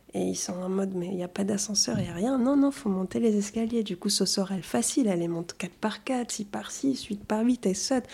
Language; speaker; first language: French; early bilingual, other home language; Arabic